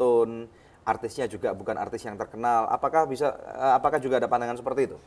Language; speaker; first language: Indonesian; native; Indonesian